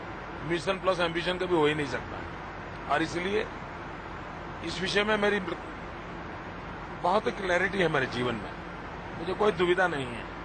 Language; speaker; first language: Hindi; non-native, local second language; Gujarati